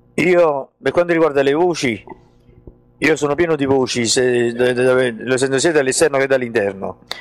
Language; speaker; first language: Italian; native; Italian